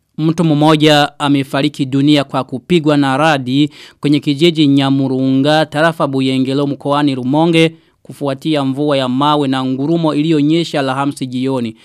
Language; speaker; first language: Swahili; non-native, local second language; Rundi